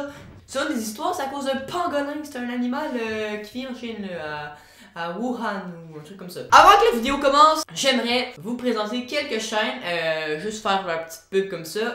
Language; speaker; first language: French; native; French